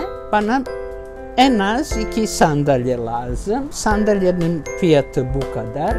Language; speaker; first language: Turkish; non-native, fluent; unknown